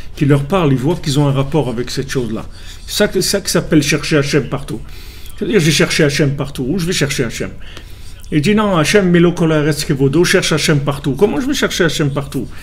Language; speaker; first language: French; native; French